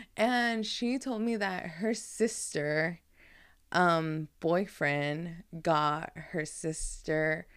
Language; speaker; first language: English; early bilingual, heritage; Spanish